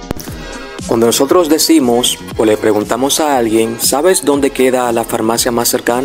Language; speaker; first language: Spanish; native; Spanish